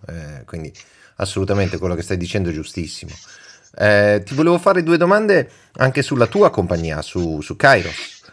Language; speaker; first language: Italian; native; Italian